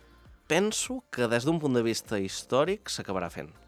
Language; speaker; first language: Catalan; native; Catalan